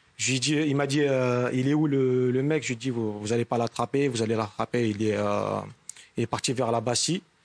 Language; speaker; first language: French; non-native, local second language; Arabic